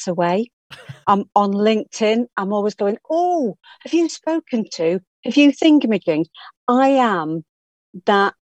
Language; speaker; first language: English; native; English